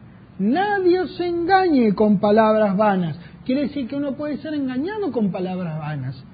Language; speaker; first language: Spanish; native; Spanish